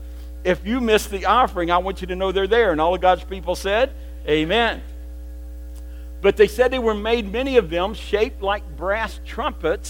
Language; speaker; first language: English; native; English